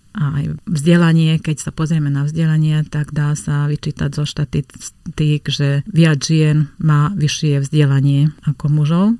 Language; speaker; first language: Slovak; non-native, local second language; Hungarian